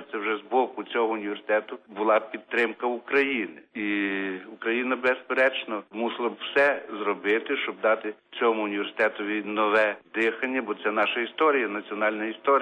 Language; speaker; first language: Ukrainian; native; Ukrainian